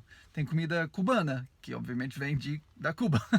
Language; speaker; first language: Portuguese; non-native, fluent; English